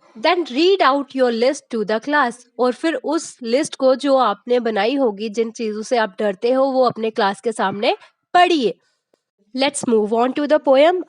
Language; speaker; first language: Hindi; native; Hindi